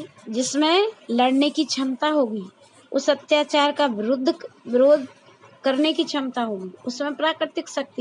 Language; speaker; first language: Hindi; native; Hindi